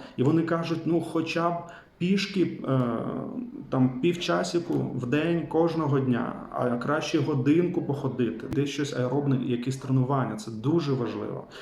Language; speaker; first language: Ukrainian; non-native, local second language; Russian